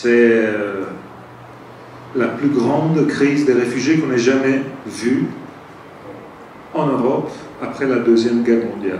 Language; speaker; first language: French; non-native, fluent; Italian